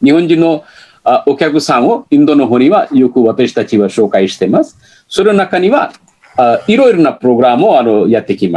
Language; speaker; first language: Japanese; non-native, fluent; Hindi